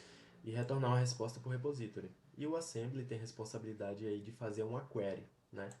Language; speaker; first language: Portuguese; native; Portuguese